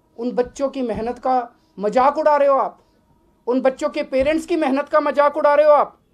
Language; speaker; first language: Hindi; native; Hindi